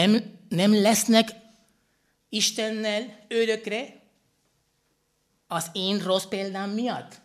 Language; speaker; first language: Hungarian; non-native, fluent; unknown